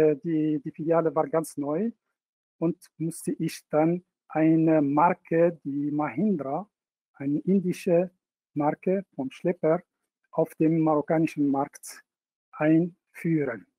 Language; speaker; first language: German; non-native, fluent; Arabic